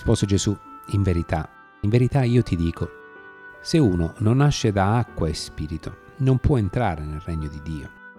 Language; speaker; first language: Italian; native; Italian